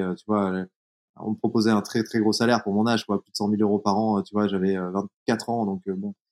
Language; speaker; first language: French; native; French